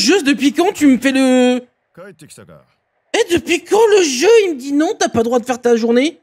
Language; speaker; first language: French; native; French